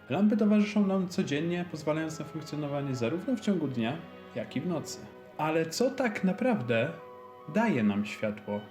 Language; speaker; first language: Polish; native; Polish